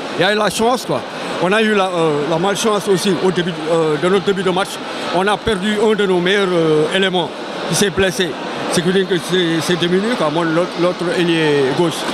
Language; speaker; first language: French; non-native, local second language; Wolof